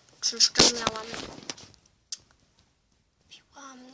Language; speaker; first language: Polish; early bilingual, heritage; Polish